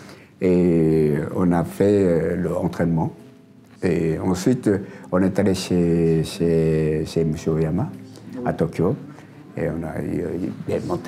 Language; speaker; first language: French; non-native, learner; Japanese